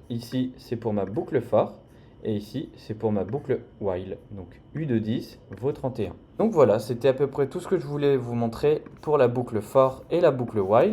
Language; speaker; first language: French; native; French